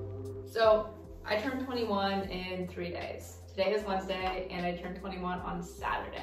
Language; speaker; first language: English; native; English